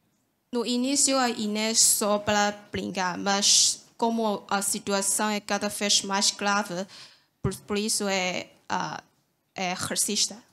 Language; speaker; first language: Portuguese; non-native, local second language; Cantonese